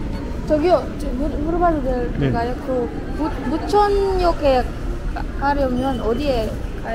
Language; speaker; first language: Korean; non-native, learner; Filipino